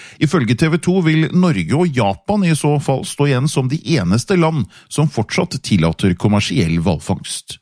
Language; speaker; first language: Norwegian; native; Norwegian